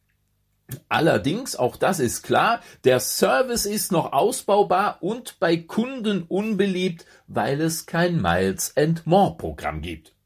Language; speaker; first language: German; native; German